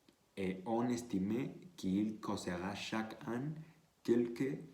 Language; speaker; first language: French; non-native, learner; Spanish